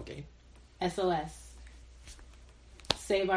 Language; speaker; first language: English; non-native, learner; Japanese